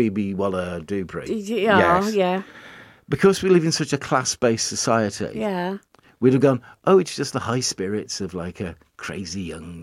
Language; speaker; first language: English; native; English